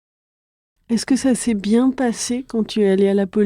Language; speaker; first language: French; native; French